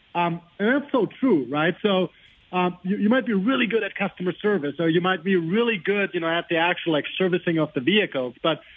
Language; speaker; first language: English; non-native, fluent; German